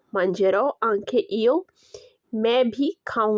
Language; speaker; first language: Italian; non-native, learner; Urdu